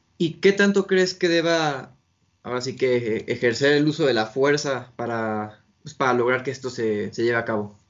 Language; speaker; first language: Spanish; native; Spanish